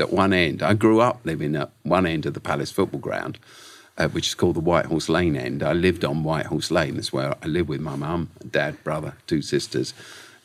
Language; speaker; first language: English; native; English